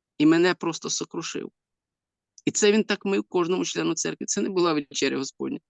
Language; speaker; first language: Ukrainian; native; Ukrainian